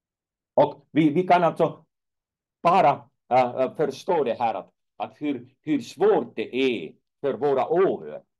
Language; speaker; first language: Swedish; non-native, fluent; Finnish